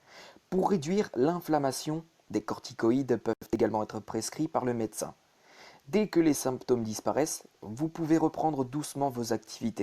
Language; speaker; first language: French; native; French